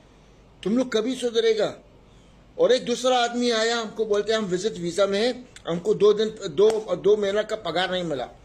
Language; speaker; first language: Hindi; non-native, learner; Arabic